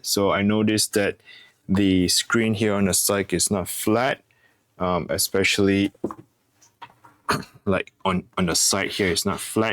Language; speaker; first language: English; non-native, fluent; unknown